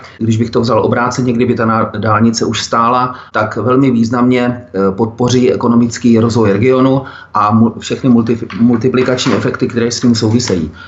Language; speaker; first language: Czech; native; Czech